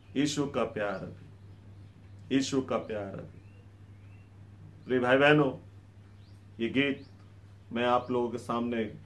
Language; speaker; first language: Hindi; native; Hindi